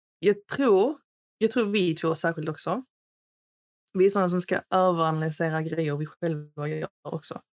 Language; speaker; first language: Swedish; non-native, fluent; Arabic